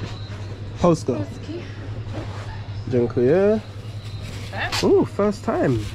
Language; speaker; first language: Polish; non-native, learner; English